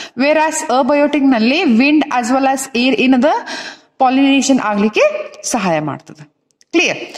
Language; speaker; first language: English; non-native, local second language; Kannada